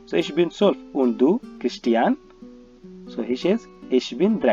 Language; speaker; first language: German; non-native, learner; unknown